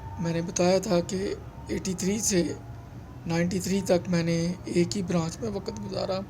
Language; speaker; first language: Urdu; non-native, local second language; Punjabi